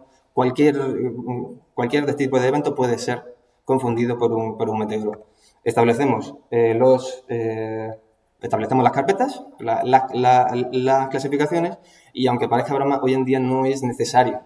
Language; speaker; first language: Spanish; native; Spanish